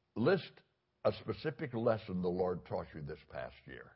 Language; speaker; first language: English; native; English